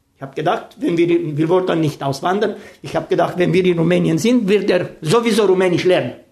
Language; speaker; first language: German; non-native, fluent; Romanian